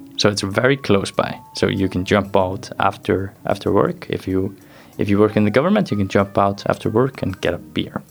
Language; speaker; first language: English; non-native, fluent; Icelandic